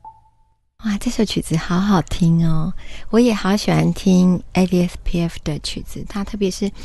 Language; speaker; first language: Chinese; native; Chinese